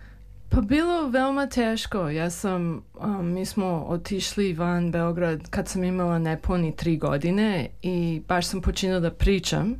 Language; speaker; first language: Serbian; early bilingual, heritage; Serbian